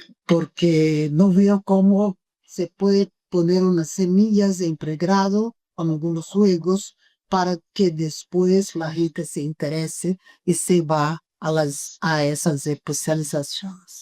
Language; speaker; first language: Spanish; non-native, fluent; Portuguese